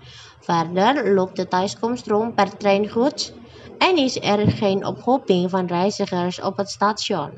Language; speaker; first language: Dutch; non-native, fluent; Indonesian